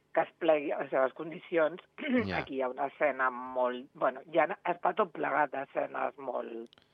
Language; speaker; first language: Catalan; native; Catalan